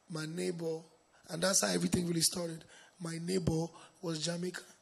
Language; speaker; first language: English; non-native, local second language; Yoruba